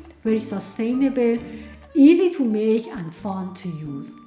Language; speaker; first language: English; non-native, fluent; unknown